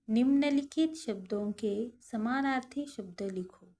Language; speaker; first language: Hindi; non-native, local second language; Marathi